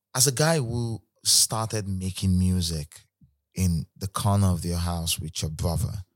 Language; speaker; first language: English; non-native, local second language; Igbo